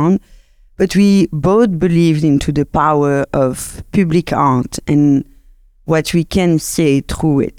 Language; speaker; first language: English; non-native, fluent; French